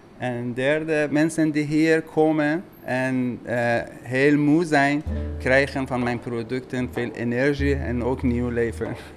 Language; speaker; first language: Dutch; non-native, learner; Persian